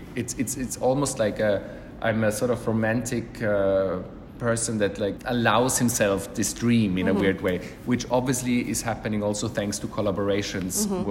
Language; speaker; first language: English; non-native, fluent; German